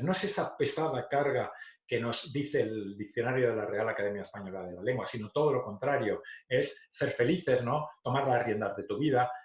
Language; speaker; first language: Spanish; native; Spanish